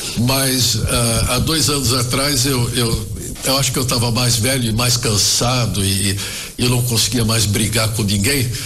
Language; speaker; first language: Portuguese; early bilingual, other home language; German